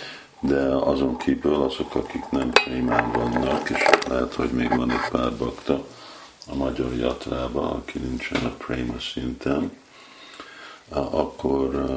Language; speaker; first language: Hungarian; non-native, fluent; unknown